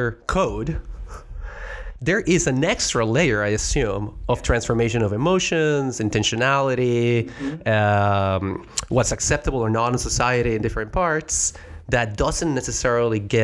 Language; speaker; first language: English; non-native, fluent; Spanish